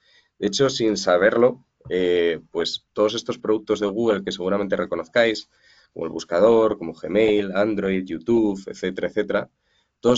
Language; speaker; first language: Spanish; native; Spanish